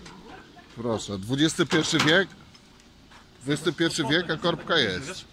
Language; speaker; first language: Polish; native; Polish